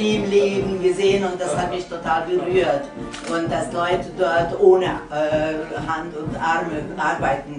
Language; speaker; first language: German; non-native, fluent; Hungarian